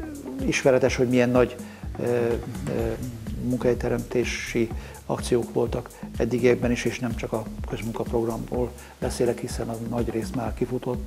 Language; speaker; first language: Hungarian; native; Hungarian